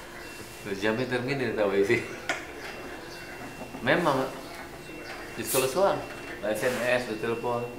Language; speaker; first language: French; non-native, fluent; Indonesian